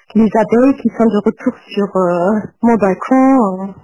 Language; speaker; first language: French; non-native, fluent; German